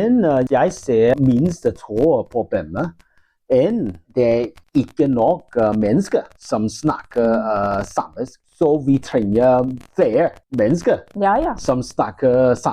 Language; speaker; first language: Norwegian; non-native, learner; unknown